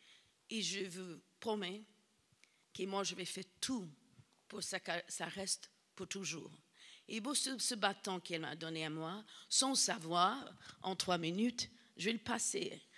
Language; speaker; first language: French; non-native, fluent; English